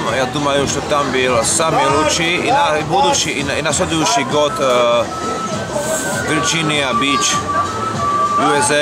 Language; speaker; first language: Russian; non-native, learner; Slovak